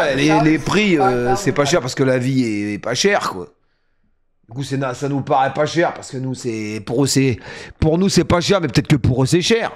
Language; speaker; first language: French; native; French